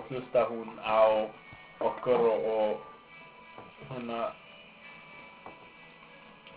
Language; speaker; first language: Icelandic; non-native, learner; English